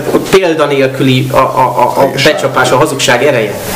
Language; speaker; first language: Hungarian; native; Hungarian